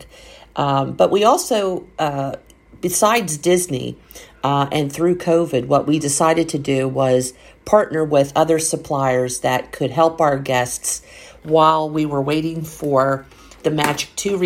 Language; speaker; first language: English; native; English